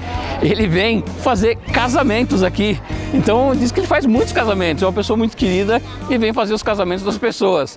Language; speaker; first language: Portuguese; native; Portuguese